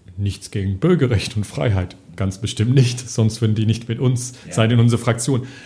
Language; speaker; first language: German; non-native, fluent; English